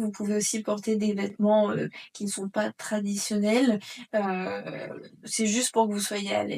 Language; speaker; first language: French; native; French